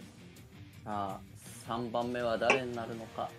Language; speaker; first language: Japanese; native; Japanese